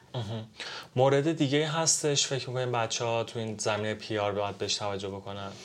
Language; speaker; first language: Persian; native; Persian